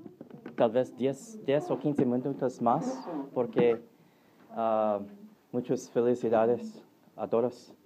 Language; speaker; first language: Spanish; non-native, learner; English